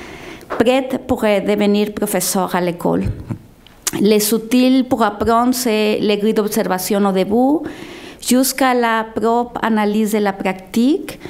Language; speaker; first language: French; non-native, fluent; Spanish